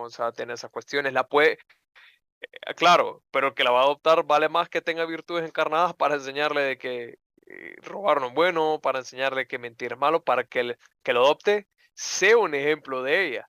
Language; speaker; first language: Spanish; native; Spanish